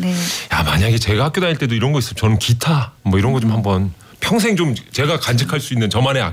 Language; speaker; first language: Korean; native; Korean